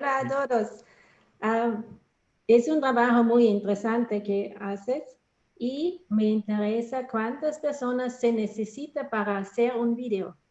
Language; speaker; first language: Spanish; non-native, learner; German